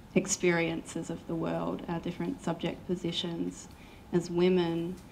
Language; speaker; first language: English; native; English